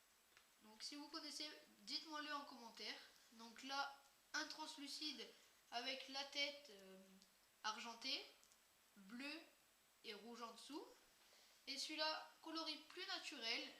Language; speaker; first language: French; native; French